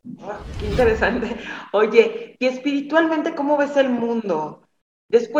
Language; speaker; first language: Spanish; native; Spanish